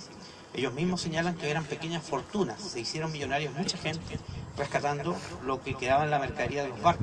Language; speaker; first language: Spanish; native; Spanish